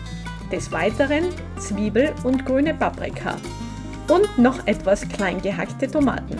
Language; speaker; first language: German; native; German